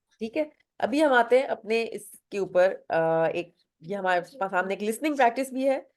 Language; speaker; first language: Urdu; non-native, local second language; Punjabi